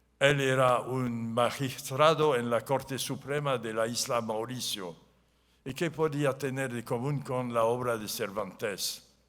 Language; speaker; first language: Spanish; non-native, learner; French